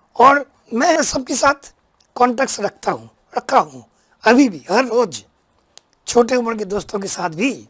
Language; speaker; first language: Hindi; non-native, local second language; Bangla